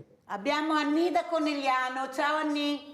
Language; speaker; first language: Italian; native; Italian